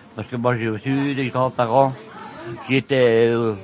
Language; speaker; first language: French; native; French